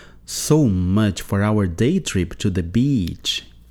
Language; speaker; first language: English; non-native, fluent; Portuguese